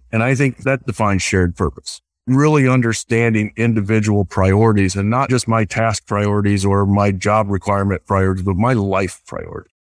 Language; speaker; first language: English; native; English